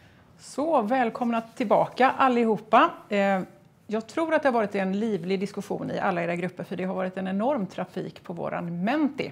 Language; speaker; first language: Swedish; native; Swedish